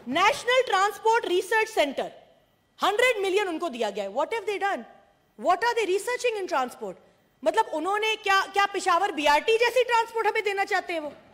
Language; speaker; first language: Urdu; non-native, local second language; Sindhi